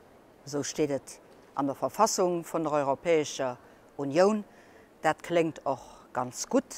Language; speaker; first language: German; non-native, local second language; Luxembourgish